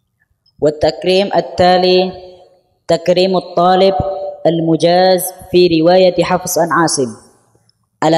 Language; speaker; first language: Arabic; non-native, fluent; Indonesian